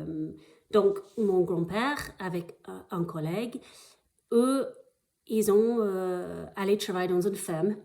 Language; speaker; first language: French; non-native, fluent; English